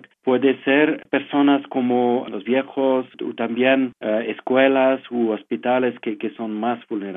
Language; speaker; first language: Spanish; non-native, fluent; French